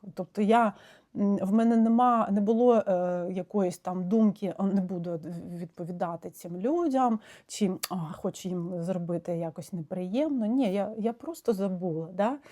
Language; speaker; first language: Ukrainian; non-native, local second language; Russian